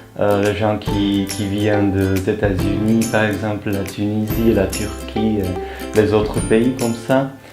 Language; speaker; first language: French; non-native, fluent; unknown